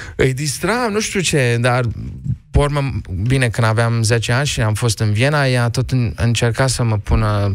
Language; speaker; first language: Romanian; early bilingual, heritage; Romanian